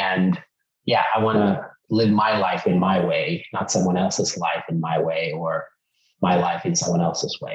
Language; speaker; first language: English; non-native, fluent; Finnish